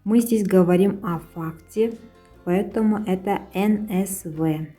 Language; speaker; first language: Russian; non-native, local second language; Kazakh